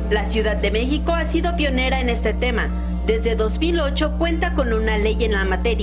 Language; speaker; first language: Spanish; native; Spanish